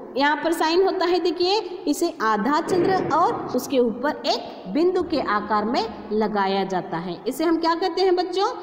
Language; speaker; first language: Hindi; non-native, local second language; Kannada